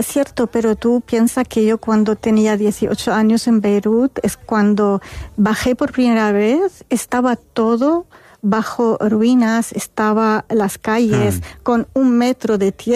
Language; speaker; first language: Spanish; non-native, fluent; Arabic